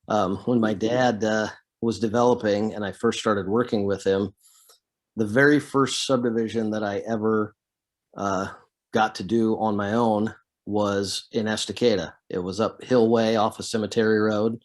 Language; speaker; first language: English; native; English